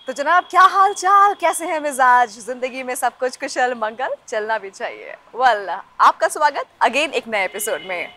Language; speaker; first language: Hindi; native; Hindi